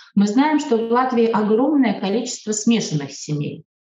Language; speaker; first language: Russian; native; Russian